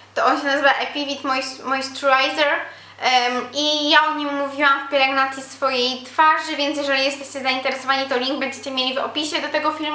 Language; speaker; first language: Polish; native; Polish